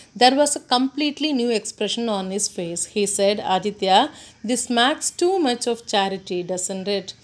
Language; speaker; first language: English; non-native, local second language; Tamil